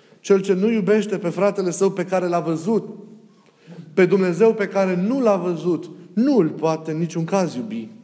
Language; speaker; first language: Romanian; native; Romanian